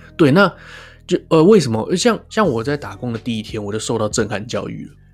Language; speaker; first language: Chinese; native; Chinese